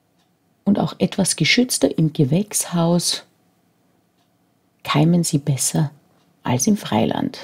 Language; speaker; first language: German; native; German